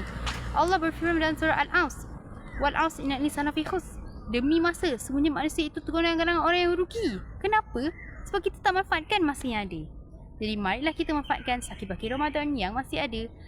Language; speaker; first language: Malay; native; Malay